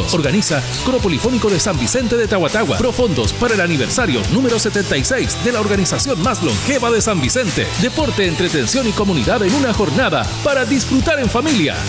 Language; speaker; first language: Spanish; native; Spanish